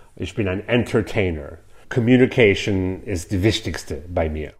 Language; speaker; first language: German; non-native, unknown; English